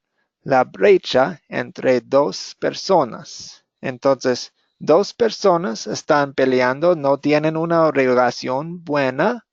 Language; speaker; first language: Spanish; non-native, fluent; English